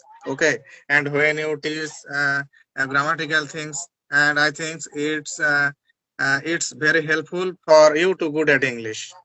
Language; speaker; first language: English; non-native, learner; Bangla